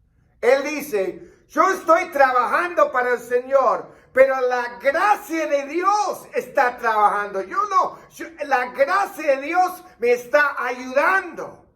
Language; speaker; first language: Spanish; non-native, fluent; English